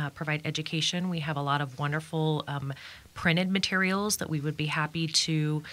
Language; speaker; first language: English; native; English